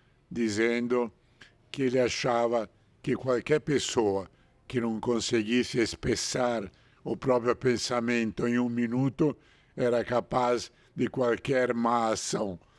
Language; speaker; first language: Portuguese; non-native, fluent; Italian